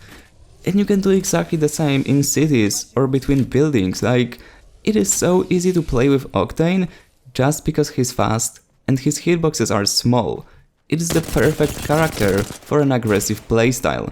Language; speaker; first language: English; non-native, fluent; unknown